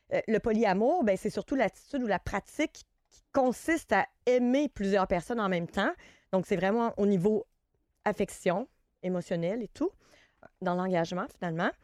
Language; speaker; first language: French; native; French